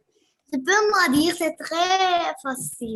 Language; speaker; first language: French; non-native, learner; Arabic